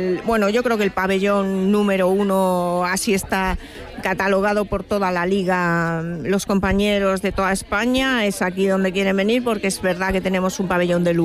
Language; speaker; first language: Spanish; native; Spanish